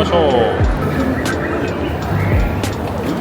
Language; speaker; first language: Japanese; non-native, fluent; French